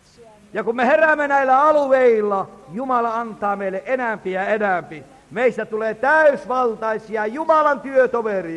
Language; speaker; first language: Finnish; native; Finnish